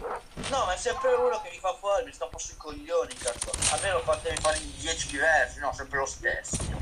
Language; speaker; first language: Italian; native; Italian